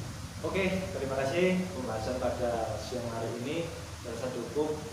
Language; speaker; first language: Indonesian; native; Indonesian